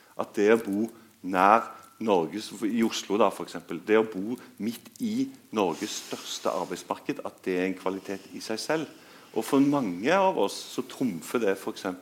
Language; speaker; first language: Norwegian; native; Norwegian